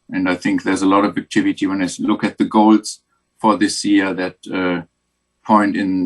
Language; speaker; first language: English; non-native, fluent; German